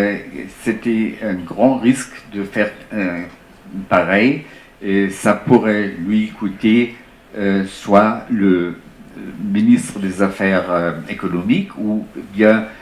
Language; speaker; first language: French; non-native, fluent; German